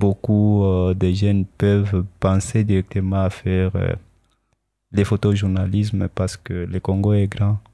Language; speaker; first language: French; non-native, local second language; Swahili